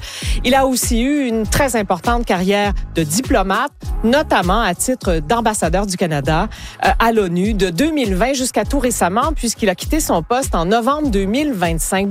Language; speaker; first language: French; native; French